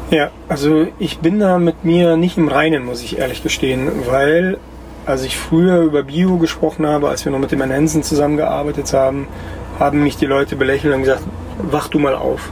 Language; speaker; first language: German; early bilingual, other home language; Russian